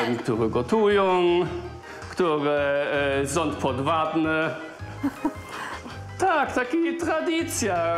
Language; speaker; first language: Polish; non-native, fluent; German